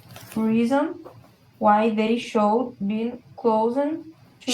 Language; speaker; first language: English; non-native, learner; Portuguese